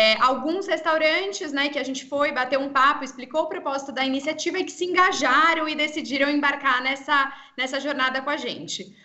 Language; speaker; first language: Portuguese; native; Portuguese